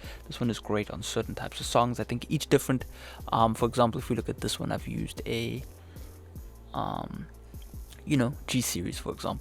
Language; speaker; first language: English; native; English